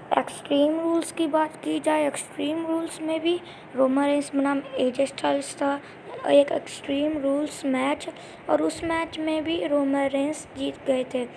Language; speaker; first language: Hindi; non-native, local second language; Punjabi